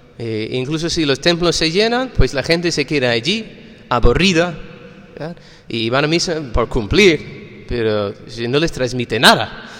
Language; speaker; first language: Spanish; non-native, fluent; English